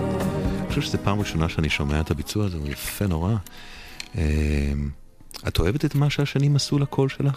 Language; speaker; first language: Hebrew; native; Hebrew